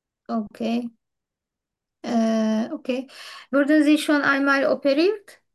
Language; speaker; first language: German; non-native, learner; Turkish